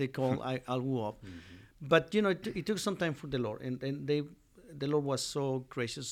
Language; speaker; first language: English; non-native, fluent; Spanish